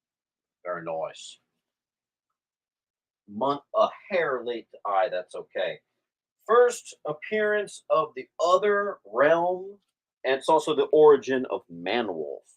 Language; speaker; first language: English; native; English